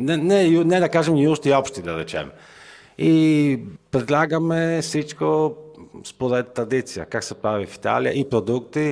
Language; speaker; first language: Bulgarian; non-native, fluent; Italian